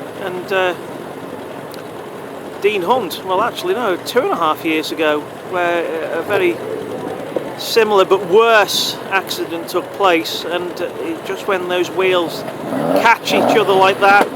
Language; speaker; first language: English; native; English